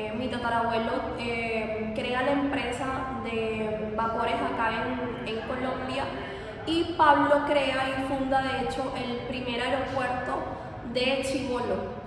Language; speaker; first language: Spanish; native; Spanish